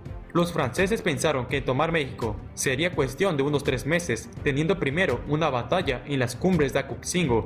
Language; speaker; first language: Spanish; native; Spanish